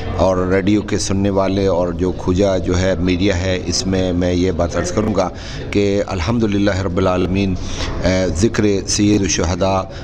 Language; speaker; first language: Urdu; non-native, local second language; Punjabi